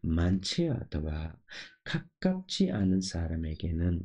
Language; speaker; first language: Korean; non-native, local second language; Nepali